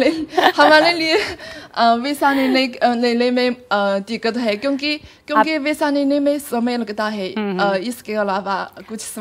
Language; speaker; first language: Hindi; non-native, fluent; Chinese